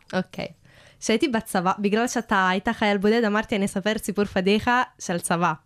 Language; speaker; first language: Hebrew; non-native, fluent; Italian